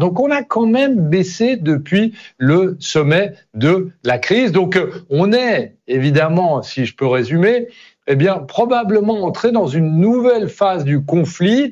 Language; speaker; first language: French; native; French